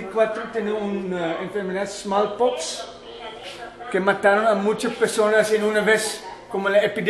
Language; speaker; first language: Spanish; non-native, fluent; Dutch